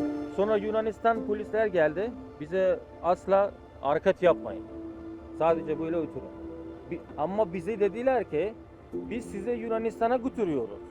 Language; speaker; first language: Turkish; non-native, fluent; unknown